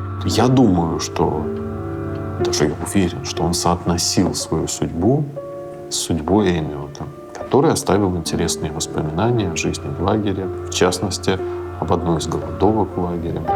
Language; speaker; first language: Russian; native; Russian